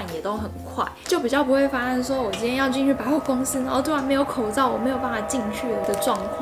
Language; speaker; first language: Chinese; native; Chinese